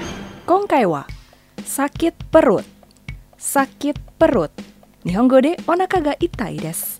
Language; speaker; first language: Japanese; non-native, fluent; Indonesian